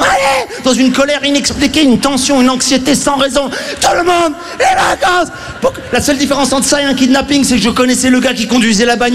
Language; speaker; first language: French; native; French